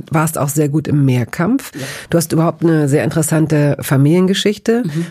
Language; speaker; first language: German; native; German